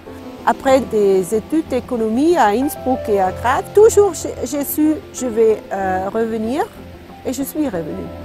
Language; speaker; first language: French; non-native, fluent; German